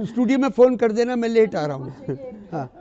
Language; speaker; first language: Hindi; native; Hindi